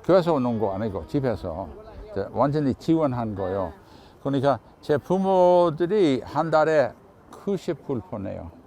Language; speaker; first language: Korean; non-native, fluent; English